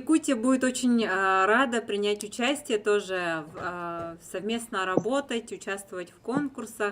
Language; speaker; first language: Russian; native; Russian